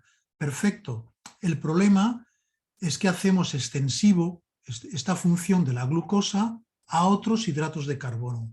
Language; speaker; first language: Spanish; native; Spanish